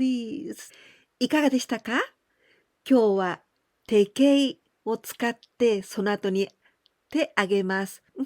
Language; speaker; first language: Japanese; non-native, fluent; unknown